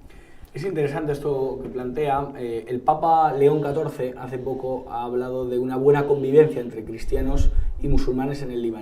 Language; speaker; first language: Spanish; native; Spanish